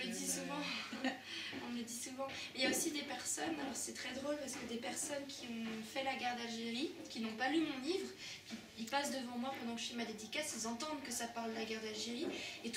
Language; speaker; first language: French; native; French